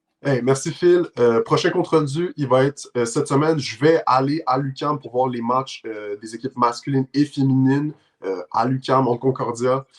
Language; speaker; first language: French; native; French